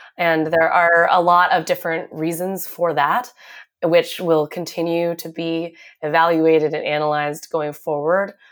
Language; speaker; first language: English; native; English